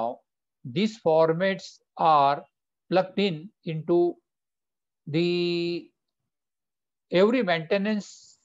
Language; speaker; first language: English; non-native, local second language; Bangla